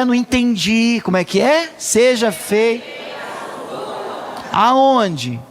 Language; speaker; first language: Portuguese; native; Portuguese